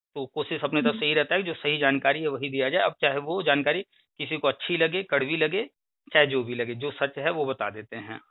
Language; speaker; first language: Hindi; native; Hindi